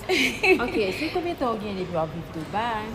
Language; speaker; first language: French; non-native, learner; Haitian Creole